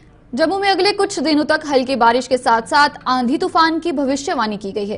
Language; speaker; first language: Hindi; native; Hindi